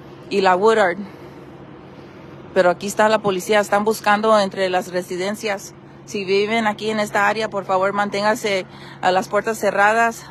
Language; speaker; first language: Spanish; early bilingual, heritage; Spanish